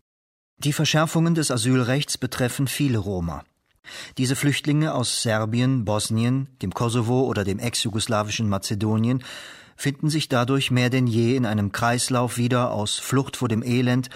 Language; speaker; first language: German; native; German